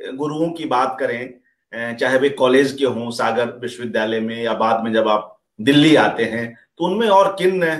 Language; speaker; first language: Hindi; native; Hindi